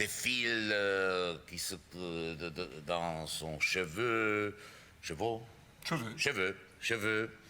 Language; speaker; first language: French; non-native, fluent; Czech